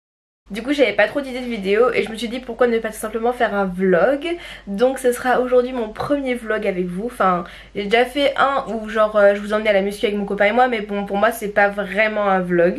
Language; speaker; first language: French; native; French